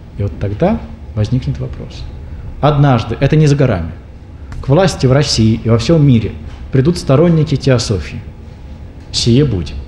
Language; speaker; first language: Russian; native; Russian